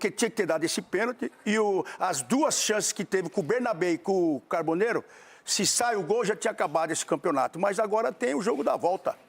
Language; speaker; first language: Portuguese; native; Portuguese